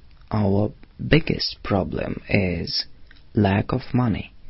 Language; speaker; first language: English; non-native, fluent; Russian